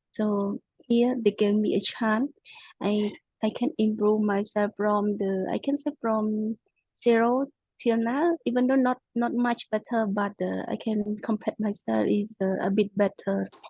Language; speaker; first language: English; non-native, local second language; Khmer